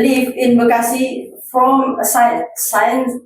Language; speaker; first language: English; non-native, learner; Indonesian